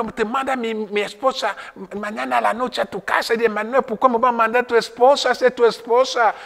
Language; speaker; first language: Spanish; non-native, fluent; French